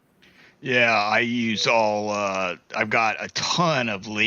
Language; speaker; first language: English; native; English